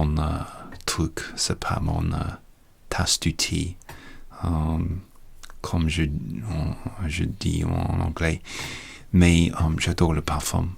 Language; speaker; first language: French; non-native, learner; English